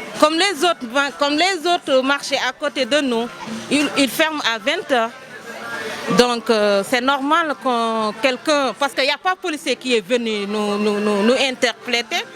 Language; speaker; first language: French; non-native, local second language; Wolof